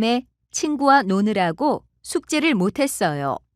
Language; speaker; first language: Korean; non-native, learner; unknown